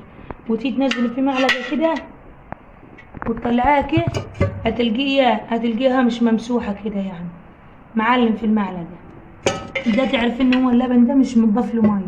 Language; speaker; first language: Arabic; native; Arabic